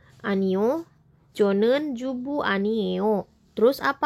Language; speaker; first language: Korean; non-native, fluent; Indonesian